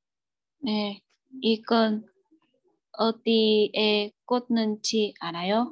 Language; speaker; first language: Korean; non-native, learner; Vietnamese